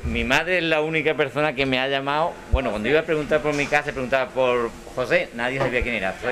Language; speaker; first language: Spanish; native; Spanish